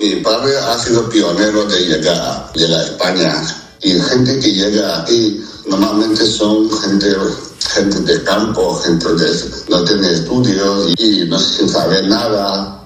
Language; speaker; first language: Spanish; non-native, fluent; Chinese